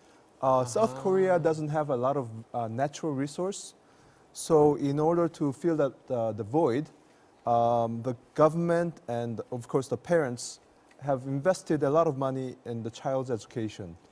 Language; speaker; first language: English; non-native, fluent; Korean